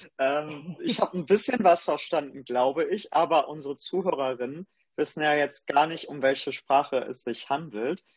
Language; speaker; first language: German; native; German